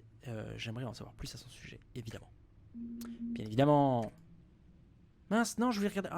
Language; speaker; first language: French; native; French